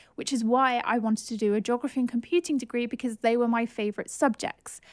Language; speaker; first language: English; native; English